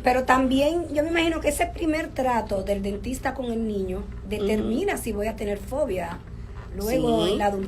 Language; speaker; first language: Spanish; native; Spanish